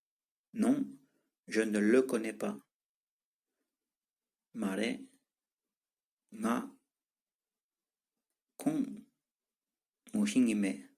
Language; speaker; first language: French; non-native, fluent; Tibetan